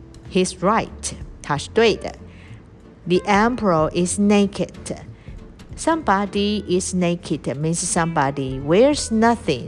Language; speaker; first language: English; non-native, fluent; Chinese